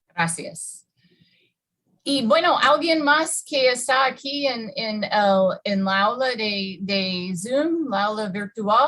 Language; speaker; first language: Spanish; non-native, fluent; English